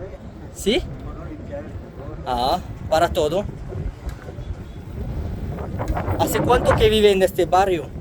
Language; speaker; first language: Spanish; non-native, learner; French